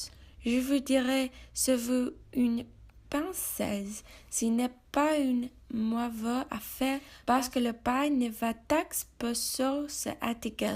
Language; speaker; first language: French; non-native, learner; English